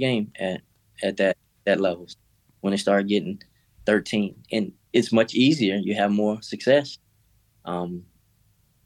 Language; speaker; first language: English; native; English